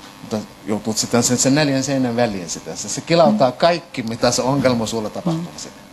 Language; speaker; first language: Finnish; non-native, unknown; Somali